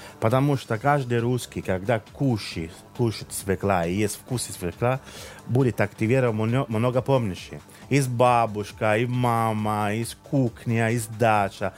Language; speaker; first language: Russian; non-native, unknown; Italian